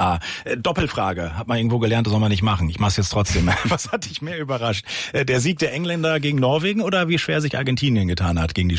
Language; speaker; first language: German; native; German